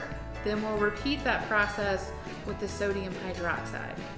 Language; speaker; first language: English; native; English